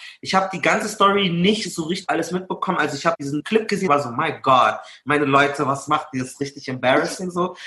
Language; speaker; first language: German; early bilingual, other home language; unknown